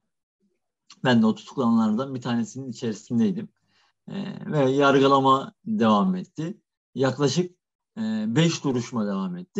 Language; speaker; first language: Turkish; native; Turkish